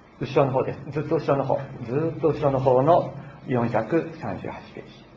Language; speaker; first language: Japanese; native; Japanese